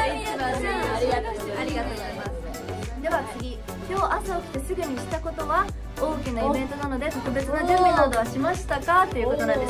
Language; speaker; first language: Japanese; native; Japanese